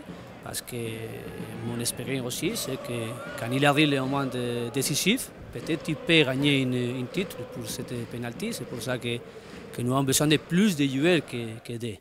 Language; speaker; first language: French; non-native, learner; Spanish